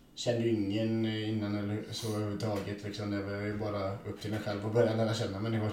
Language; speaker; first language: Swedish; native; Swedish